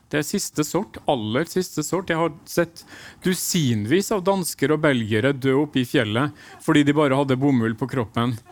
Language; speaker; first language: Norwegian; native; Norwegian